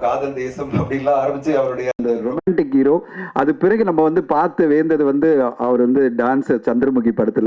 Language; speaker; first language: Tamil; native; Tamil